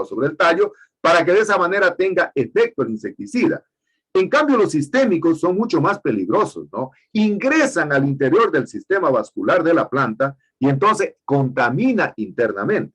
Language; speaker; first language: Spanish; native; Spanish